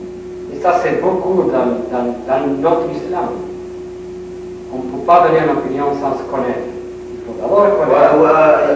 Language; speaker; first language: French; non-native, learner; Spanish